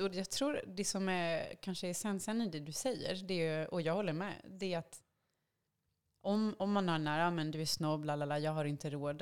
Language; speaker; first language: Swedish; non-native, fluent; French